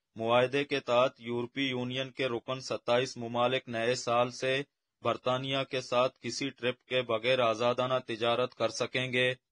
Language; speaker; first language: Urdu; non-native, local second language; Baluchi